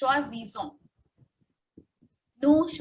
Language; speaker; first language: French; non-native, fluent; Hindi